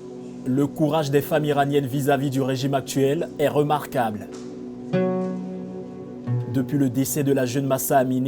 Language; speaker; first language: French; native; French